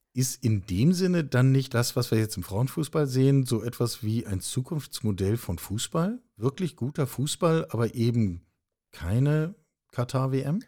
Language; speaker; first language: German; native; German